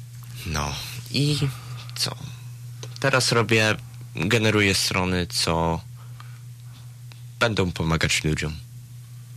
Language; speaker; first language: Polish; early bilingual, heritage; Polish